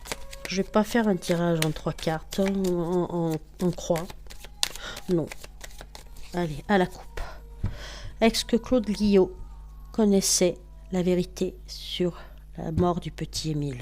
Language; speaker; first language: French; native; French